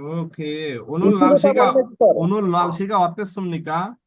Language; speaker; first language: Korean; non-native, learner; Bangla